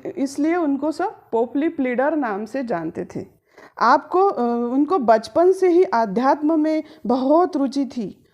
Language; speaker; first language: Hindi; non-native, local second language; Marathi